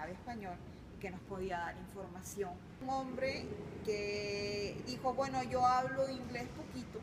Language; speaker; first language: Spanish; early bilingual, heritage; Spanish